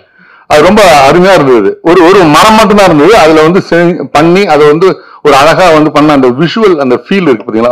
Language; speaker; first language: Tamil; native; Tamil